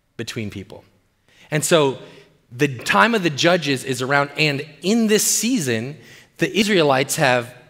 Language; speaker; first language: English; native; English